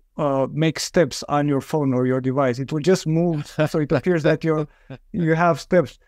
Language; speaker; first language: English; non-native, fluent; Romanian